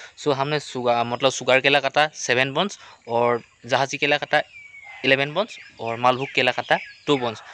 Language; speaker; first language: Hindi; non-native, local second language; Assamese